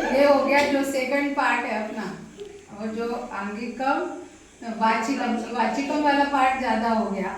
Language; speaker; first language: Hindi; non-native, local second language; Marathi